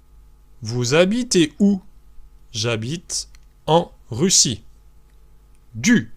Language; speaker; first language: French; native; French